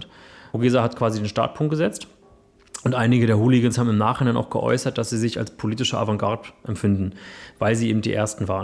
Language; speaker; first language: German; native; German